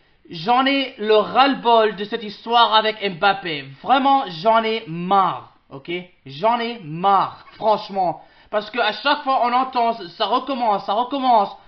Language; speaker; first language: French; early bilingual, other home language; English